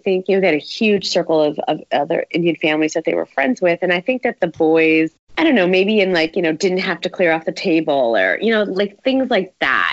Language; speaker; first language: English; native; English